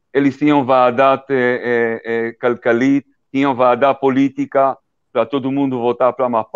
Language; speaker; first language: Portuguese; early bilingual, heritage; Portuguese